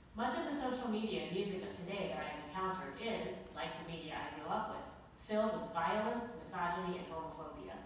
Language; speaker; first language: English; native; English